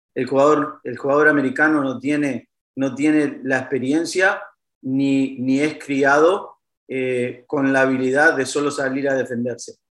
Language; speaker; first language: Spanish; native; Spanish